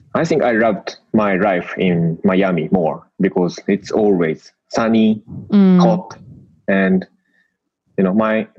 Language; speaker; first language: English; non-native, learner; Japanese